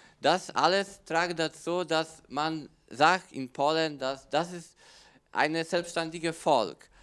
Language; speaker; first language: German; non-native, learner; Polish